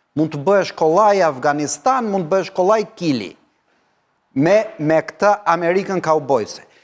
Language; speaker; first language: Albanian; native; Albanian